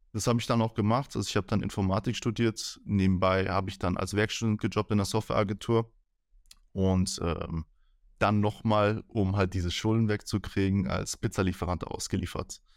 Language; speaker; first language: German; early bilingual, other home language; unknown